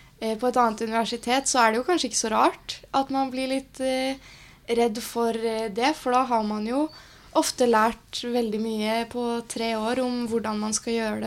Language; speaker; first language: Norwegian; native; Norwegian